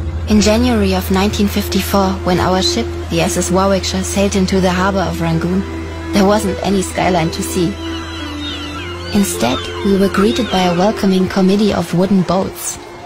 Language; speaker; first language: English; non-native, fluent; German